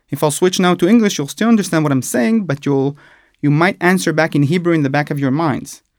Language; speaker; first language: English; non-native, fluent; Hebrew